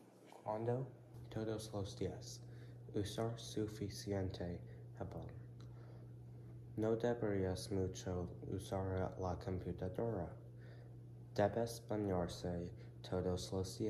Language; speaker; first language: Spanish; non-native, learner; English